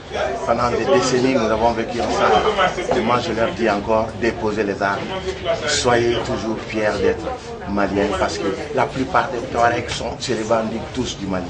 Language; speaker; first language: French; non-native, local second language; Bambara